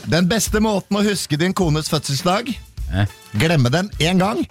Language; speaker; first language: Norwegian; native; Norwegian